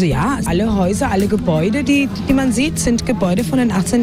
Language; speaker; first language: German; non-native, fluent; Spanish